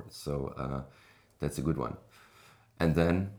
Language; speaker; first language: English; non-native, fluent; French